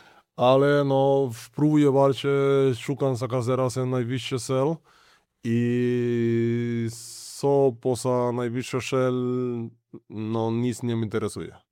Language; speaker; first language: Polish; non-native, learner; Spanish